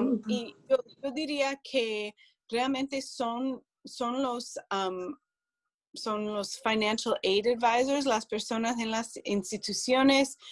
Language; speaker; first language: Spanish; non-native, fluent; English